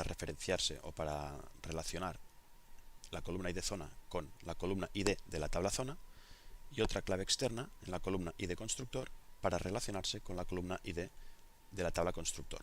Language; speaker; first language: Spanish; native; Spanish